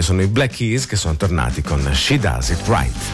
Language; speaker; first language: Italian; native; Italian